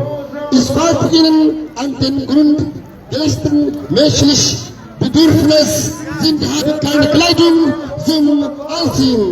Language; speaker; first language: German; non-native, learner; Oromo